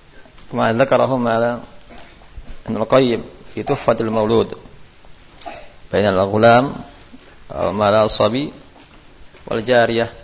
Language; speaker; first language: Arabic; non-native, fluent; Indonesian